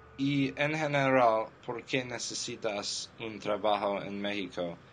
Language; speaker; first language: Spanish; non-native, learner; English